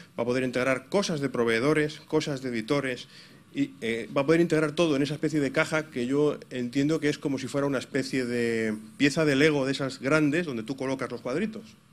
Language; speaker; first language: Spanish; native; Spanish